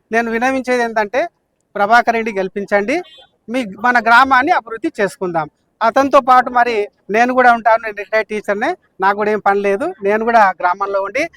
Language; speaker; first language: Telugu; native; Telugu